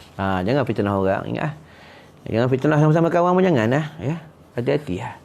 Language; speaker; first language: Malay; native; Malay